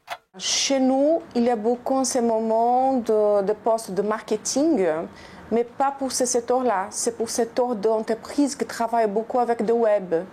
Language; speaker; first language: French; non-native, fluent; Portuguese